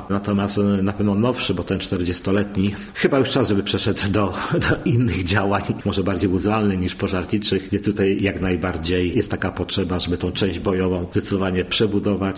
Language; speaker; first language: Polish; native; Polish